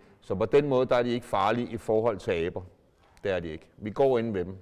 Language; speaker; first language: Danish; native; Danish